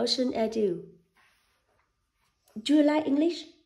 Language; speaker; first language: English; non-native, learner; Vietnamese